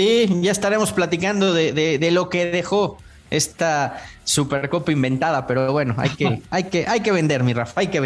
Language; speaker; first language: Spanish; native; Spanish